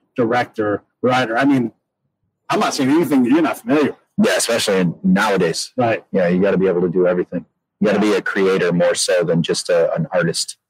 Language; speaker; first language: English; native; English